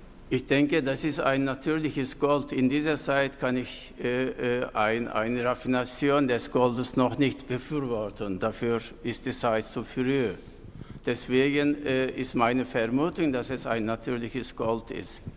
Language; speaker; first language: German; non-native, fluent; Turkish